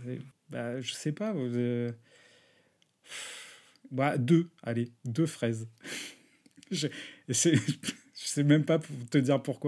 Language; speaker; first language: French; native; French